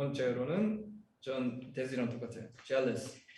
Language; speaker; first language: Korean; native; Korean